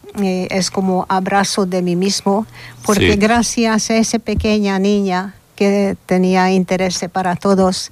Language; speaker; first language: Spanish; non-native, learner; Hungarian